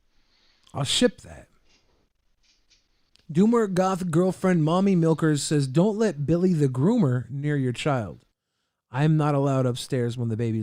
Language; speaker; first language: English; native; English